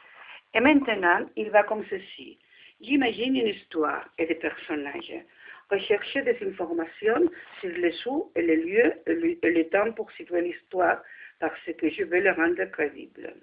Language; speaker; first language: French; non-native, learner; Spanish